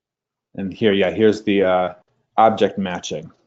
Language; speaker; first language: English; native; English